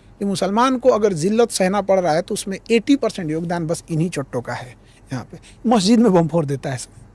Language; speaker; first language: Hindi; native; Hindi